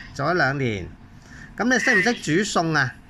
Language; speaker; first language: Cantonese; native; Cantonese